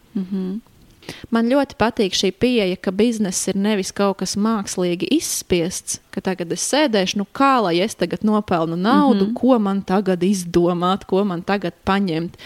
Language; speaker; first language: Latvian; native; Latvian